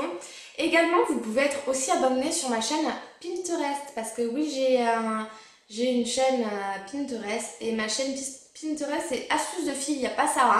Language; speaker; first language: French; native; French